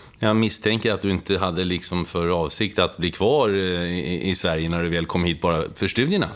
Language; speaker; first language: Swedish; native; Swedish